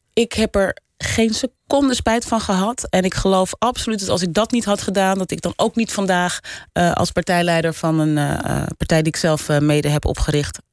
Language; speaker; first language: Dutch; native; Dutch